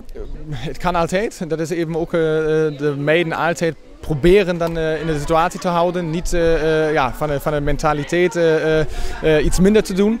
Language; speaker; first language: Dutch; non-native, fluent; German